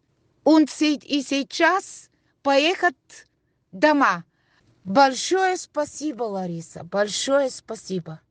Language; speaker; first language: Russian; non-native, learner; German